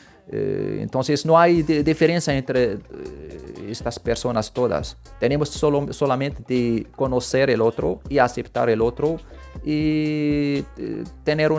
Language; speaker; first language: Spanish; non-native, fluent; Arabic